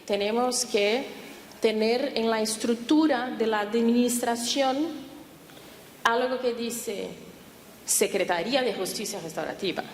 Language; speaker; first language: Spanish; non-native, fluent; Portuguese